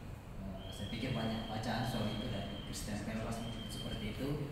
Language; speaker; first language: Indonesian; native; Indonesian